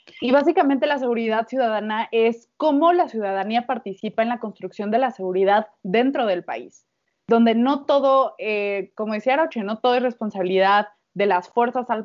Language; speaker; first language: Spanish; native; Spanish